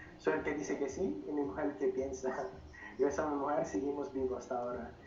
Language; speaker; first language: Spanish; non-native, fluent; Filipino